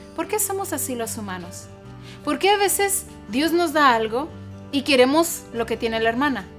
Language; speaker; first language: Spanish; early bilingual, heritage; Spanish